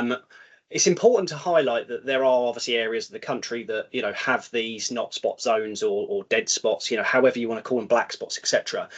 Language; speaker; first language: English; native; English